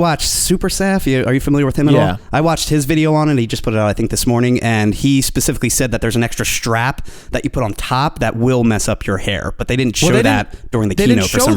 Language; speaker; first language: English; native; English